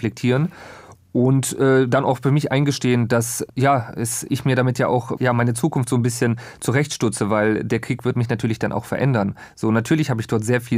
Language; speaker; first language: German; native; German